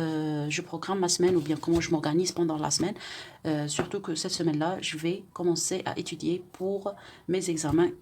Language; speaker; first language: French; non-native, local second language; Arabic